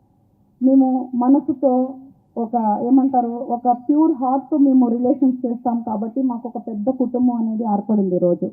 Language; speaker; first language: Telugu; native; Telugu